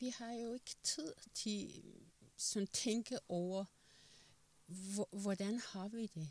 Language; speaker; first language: Danish; non-native, fluent; Persian